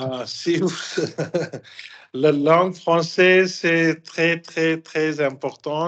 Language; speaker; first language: French; non-native, fluent; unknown